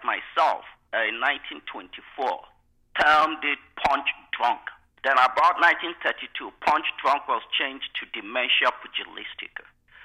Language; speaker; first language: English; non-native, local second language; Igbo